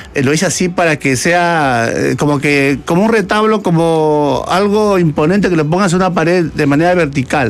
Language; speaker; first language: Spanish; native; Spanish